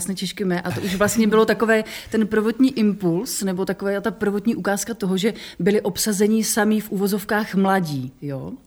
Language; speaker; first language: Czech; native; Czech